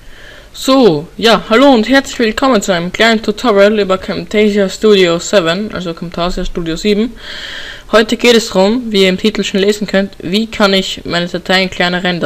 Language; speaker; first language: German; native; German